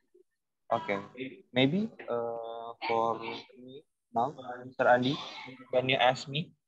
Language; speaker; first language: English; non-native, learner; Indonesian